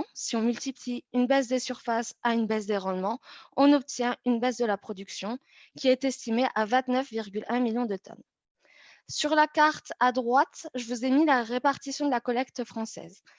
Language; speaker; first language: French; native; French